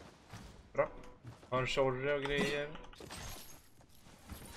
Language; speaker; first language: Swedish; native; Swedish